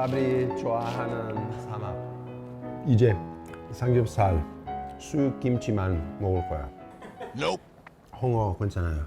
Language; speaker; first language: Korean; non-native, fluent; Italian